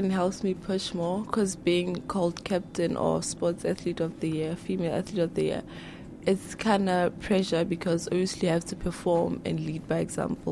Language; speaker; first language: English; non-native, local second language; Southern Sotho